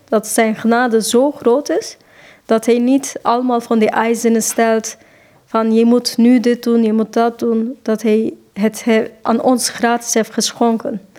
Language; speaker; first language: Dutch; non-native, fluent; Turkish